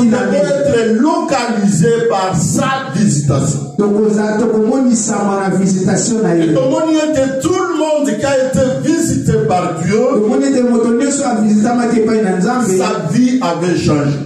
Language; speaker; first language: French; non-native, local second language; Lingala